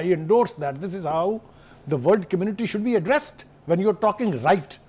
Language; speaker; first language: English; non-native, local second language; Urdu